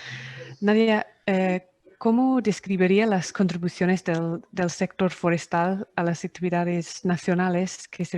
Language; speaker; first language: Spanish; non-native, fluent; English